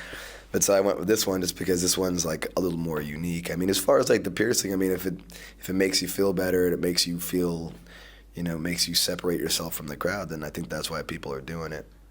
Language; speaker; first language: English; native; English